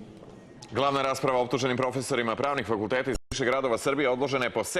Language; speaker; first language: Serbian; native; Serbian